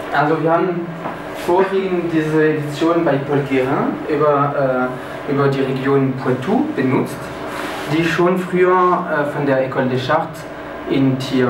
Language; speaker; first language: German; non-native, fluent; French